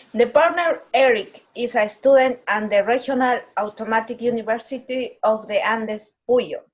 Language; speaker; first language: English; non-native, learner; Spanish